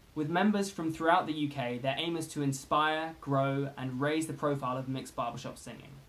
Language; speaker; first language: English; native; English